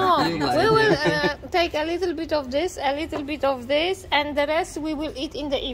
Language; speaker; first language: English; non-native, fluent; Polish